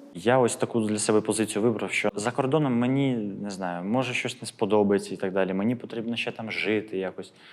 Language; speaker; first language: Ukrainian; native; Ukrainian